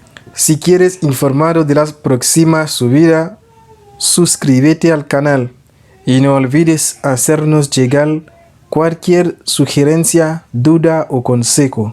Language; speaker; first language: Spanish; non-native, learner; Haitian Creole